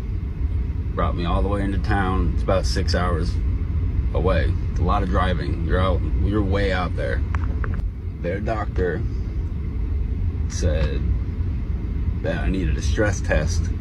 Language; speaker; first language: English; native; English